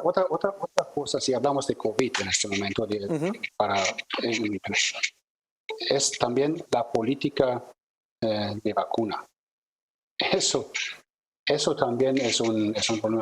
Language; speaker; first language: Spanish; non-native, fluent; German